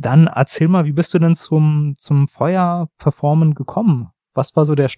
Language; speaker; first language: German; native; German